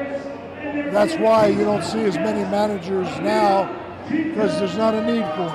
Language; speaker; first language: English; native; English